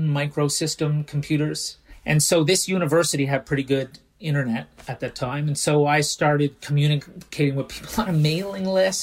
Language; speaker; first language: English; native; English